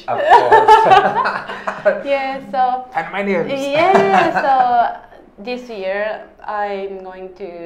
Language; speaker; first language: English; non-native, learner; Japanese